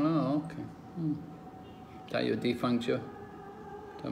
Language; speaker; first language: Chinese; non-native, learner; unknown